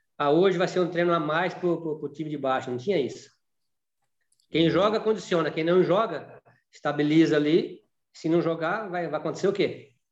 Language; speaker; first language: Portuguese; native; Portuguese